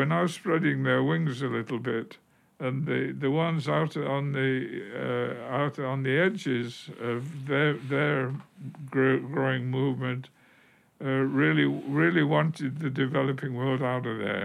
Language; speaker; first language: English; native; English